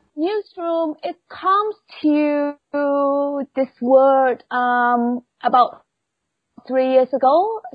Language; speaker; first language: English; non-native, fluent; Chinese